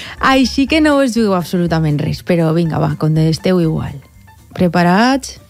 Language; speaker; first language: Catalan; native; Catalan